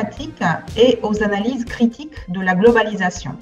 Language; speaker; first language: French; non-native, fluent; Bulgarian